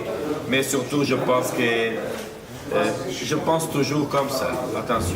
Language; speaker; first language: French; non-native, fluent; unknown